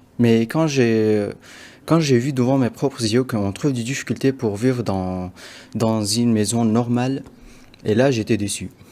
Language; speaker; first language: French; non-native, fluent; Arabic